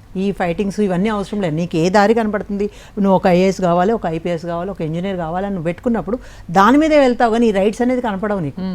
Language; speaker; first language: Telugu; native; Telugu